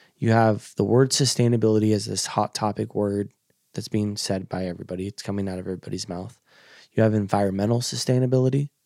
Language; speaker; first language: English; native; English